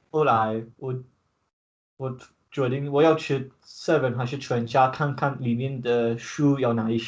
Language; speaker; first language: Chinese; non-native, learner; English